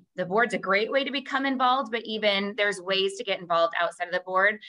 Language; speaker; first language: English; native; English